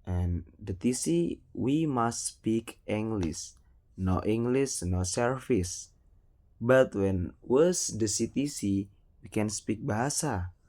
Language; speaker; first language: English; non-native, learner; Indonesian